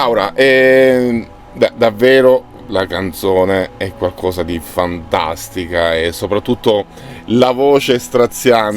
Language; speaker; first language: Italian; native; Italian